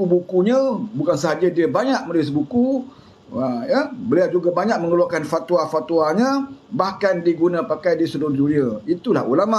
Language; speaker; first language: Malay; native; Malay